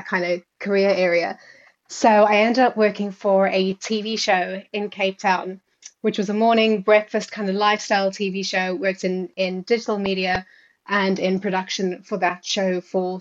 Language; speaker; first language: English; native; English